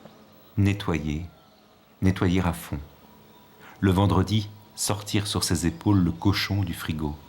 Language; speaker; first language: French; native; French